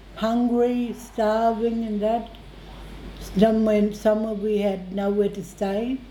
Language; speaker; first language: English; native; English